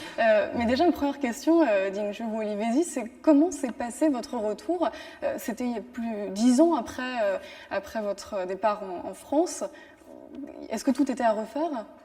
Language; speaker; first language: French; native; French